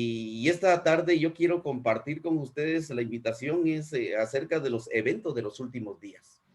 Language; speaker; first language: Spanish; native; Spanish